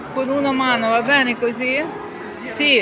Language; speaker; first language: Italian; non-native, learner; Russian